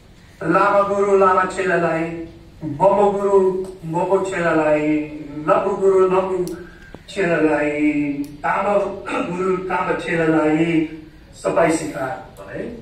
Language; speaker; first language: Nepali; non-native, learner; English